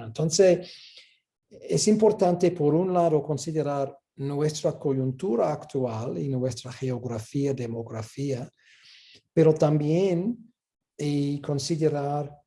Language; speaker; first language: Spanish; non-native, fluent; English